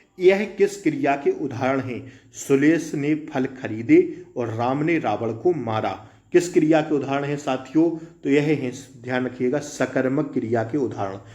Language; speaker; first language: Hindi; native; Hindi